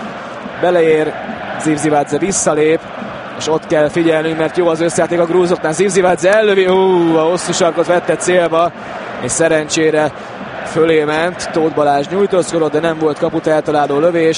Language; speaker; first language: Hungarian; native; Hungarian